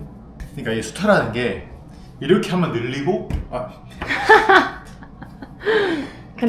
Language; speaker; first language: Korean; native; Korean